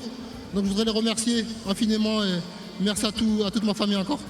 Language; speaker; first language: French; native; French